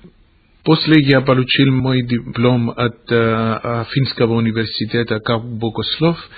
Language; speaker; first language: Russian; non-native, fluent; Greek